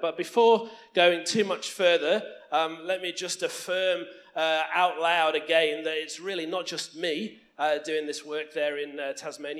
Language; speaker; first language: English; native; English